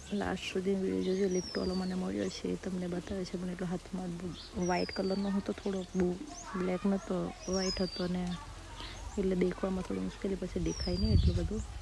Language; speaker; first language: Gujarati; native; Gujarati